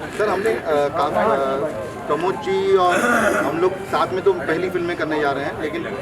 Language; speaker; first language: Hindi; native; Hindi